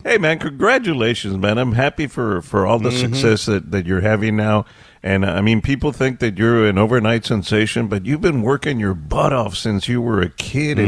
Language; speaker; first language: English; early bilingual, other home language; Spanish